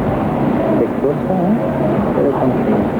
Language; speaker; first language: Spanish; non-native, learner; Portuguese